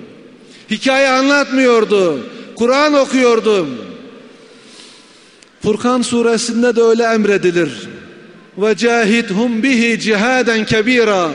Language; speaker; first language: Turkish; native; Turkish